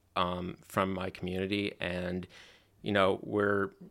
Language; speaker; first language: English; native; English